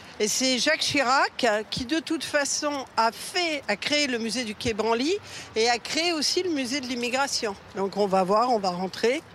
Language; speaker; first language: French; early bilingual, other home language; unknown